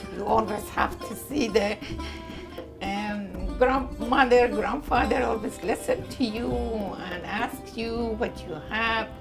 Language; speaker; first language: English; non-native, learner; Persian